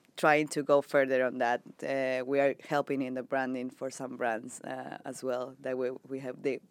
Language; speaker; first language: English; non-native, fluent; Spanish